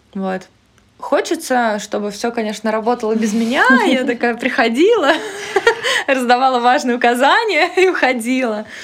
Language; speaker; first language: Russian; native; Russian